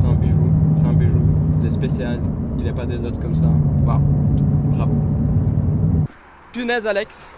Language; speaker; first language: French; non-native, fluent; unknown